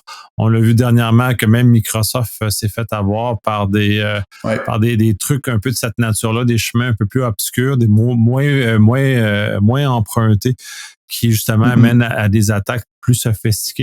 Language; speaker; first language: French; native; French